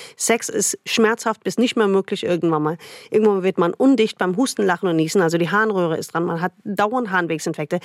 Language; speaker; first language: German; non-native, fluent; English